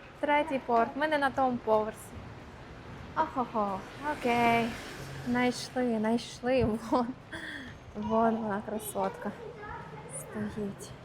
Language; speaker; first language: Ukrainian; native; Ukrainian